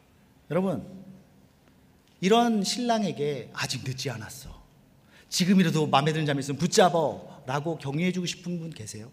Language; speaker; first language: Korean; native; Korean